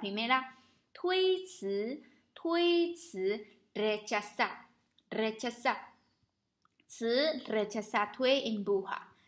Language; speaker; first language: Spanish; non-native, learner; Chinese